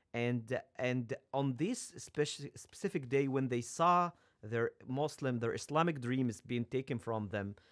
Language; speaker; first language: English; non-native, fluent; Arabic